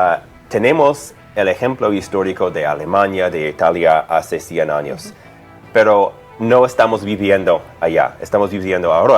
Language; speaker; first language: Spanish; non-native, fluent; English